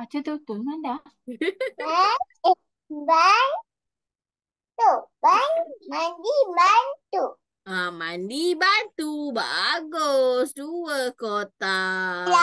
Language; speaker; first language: Malay; native; Malay